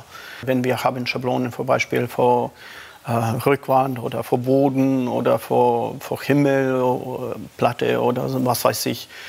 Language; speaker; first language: German; non-native, learner; Serbian